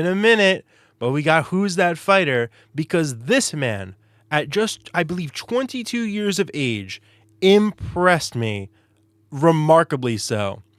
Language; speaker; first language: English; native; English